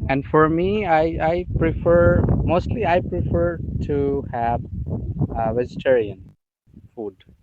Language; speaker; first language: English; non-native, learner; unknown